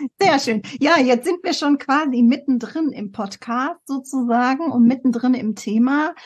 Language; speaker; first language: German; native; German